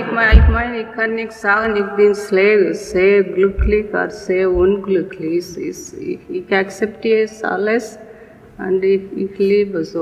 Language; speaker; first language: German; non-native, learner; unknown